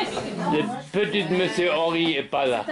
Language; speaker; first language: French; non-native, learner; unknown